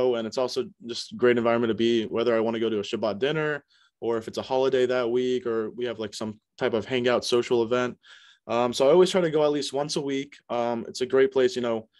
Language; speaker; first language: English; native; English